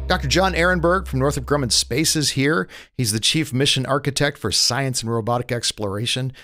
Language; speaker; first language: English; native; English